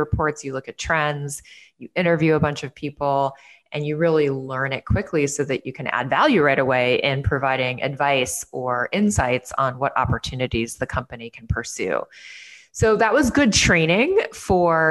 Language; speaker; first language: English; native; English